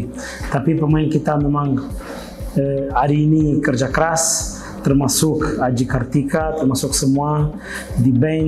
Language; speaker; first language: Indonesian; non-native, fluent; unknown